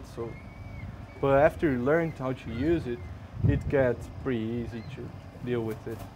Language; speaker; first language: English; non-native, fluent; Portuguese